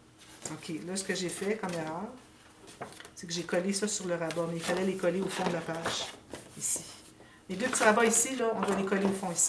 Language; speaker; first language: French; native; French